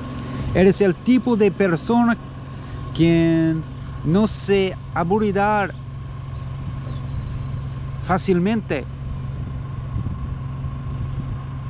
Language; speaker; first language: Spanish; non-native, learner; English